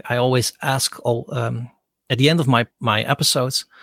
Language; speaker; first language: English; non-native, fluent; Dutch